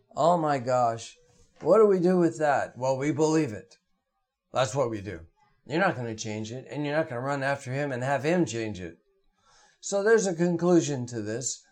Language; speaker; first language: English; native; English